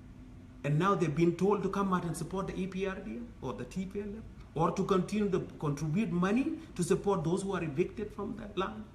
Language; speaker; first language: English; non-native, fluent; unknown